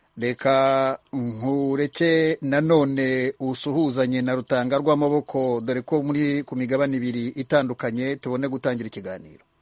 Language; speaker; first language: Kinyarwanda; native; Kinyarwanda